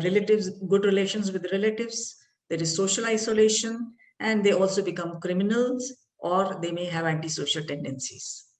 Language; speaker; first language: English; non-native, local second language; Malayalam